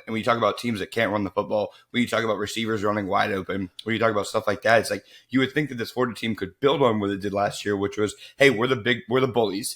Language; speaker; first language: English; native; English